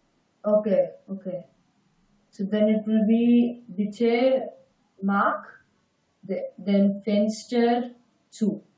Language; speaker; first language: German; non-native, learner; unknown